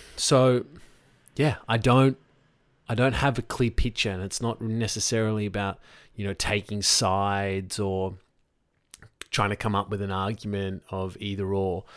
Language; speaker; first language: English; native; English